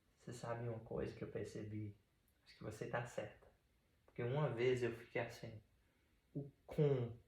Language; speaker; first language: Portuguese; non-native, fluent; English